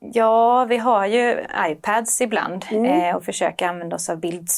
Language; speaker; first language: Swedish; native; Swedish